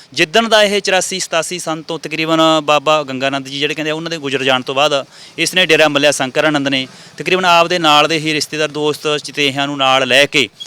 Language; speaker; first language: Punjabi; native; Punjabi